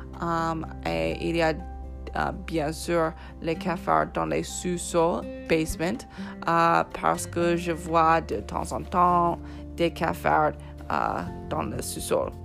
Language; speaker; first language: French; non-native, fluent; English